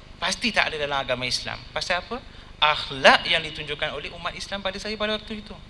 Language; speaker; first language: Malay; non-native, local second language; Tamil